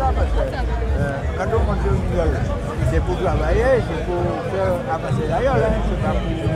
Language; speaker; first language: French; native; French